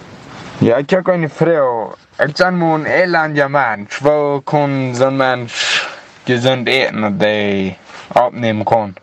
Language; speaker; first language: German; non-native, learner; Plautdietsch